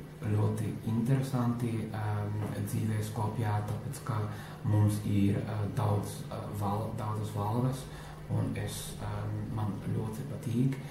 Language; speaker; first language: Latvian; non-native, learner; English